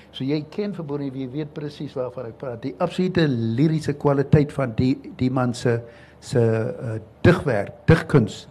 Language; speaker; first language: Afrikaans; native; Afrikaans